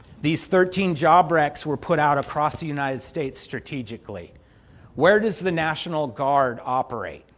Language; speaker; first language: English; native; English